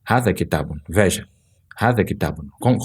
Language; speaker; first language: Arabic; non-native, fluent; Portuguese